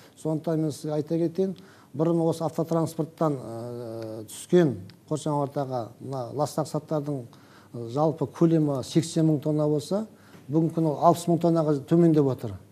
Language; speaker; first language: Kazakh; native; Kazakh